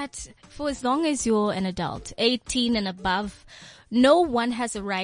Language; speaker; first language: English; non-native, local second language; Tswana